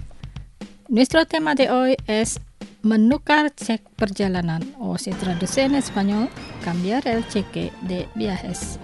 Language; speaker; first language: Spanish; non-native, fluent; Indonesian